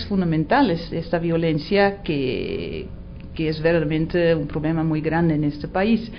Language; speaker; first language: Spanish; non-native, fluent; Dutch